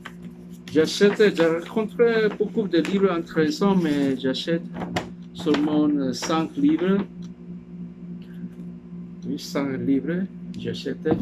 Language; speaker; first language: French; non-native, learner; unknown